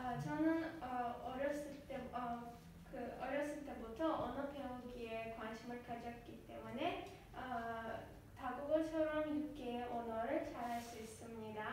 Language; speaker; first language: Korean; non-native, learner; Azerbaijani